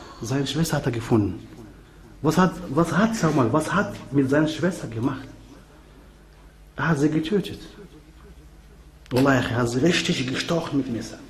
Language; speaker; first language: German; non-native, fluent; Arabic